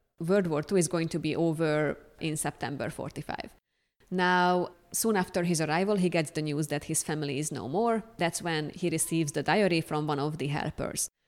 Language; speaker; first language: English; non-native, fluent; Hungarian